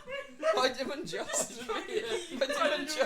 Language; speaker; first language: Welsh; native; Welsh